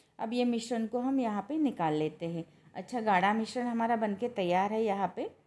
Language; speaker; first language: Hindi; non-native, local second language; Marathi